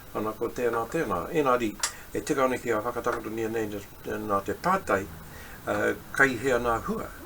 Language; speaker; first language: Māori; non-native, local second language; English